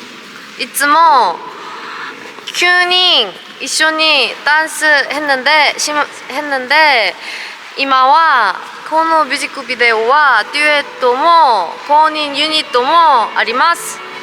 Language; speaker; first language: Japanese; non-native, learner; Korean